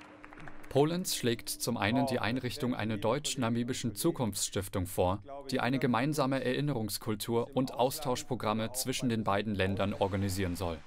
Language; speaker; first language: German; native; German